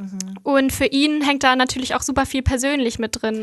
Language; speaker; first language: German; native; German